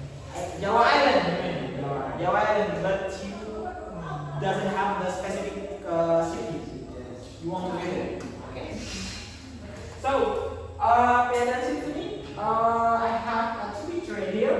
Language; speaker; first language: English; non-native, learner; Indonesian